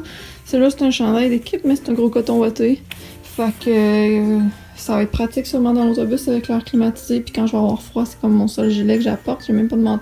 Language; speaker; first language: French; native; French